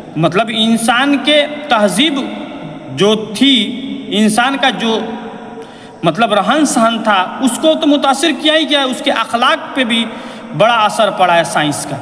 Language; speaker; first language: Urdu; native; Urdu